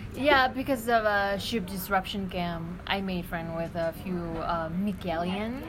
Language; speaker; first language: English; non-native, fluent; Vietnamese